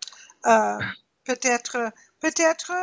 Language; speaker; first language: French; non-native, learner; English